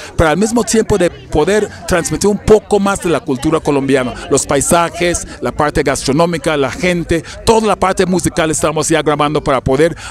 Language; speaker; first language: Spanish; non-native, fluent; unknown